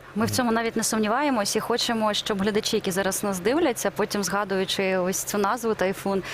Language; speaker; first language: Ukrainian; native; Ukrainian